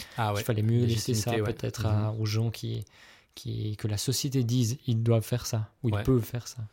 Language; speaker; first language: French; native; French